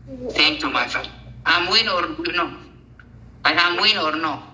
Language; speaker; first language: English; non-native, learner; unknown